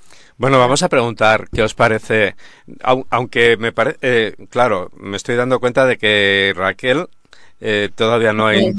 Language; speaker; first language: Spanish; native; Spanish